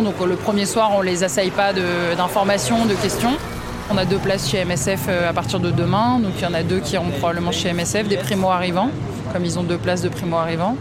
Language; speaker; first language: French; native; French